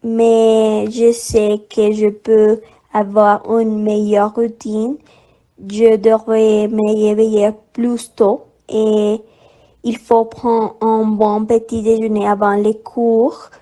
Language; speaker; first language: French; non-native, learner; Spanish